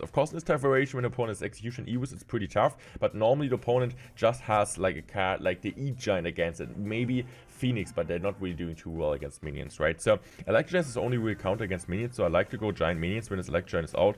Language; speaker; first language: English; non-native, fluent; German